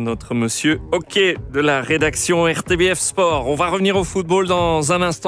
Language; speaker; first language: French; native; French